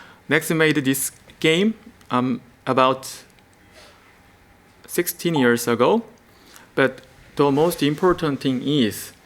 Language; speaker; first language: English; non-native, learner; Korean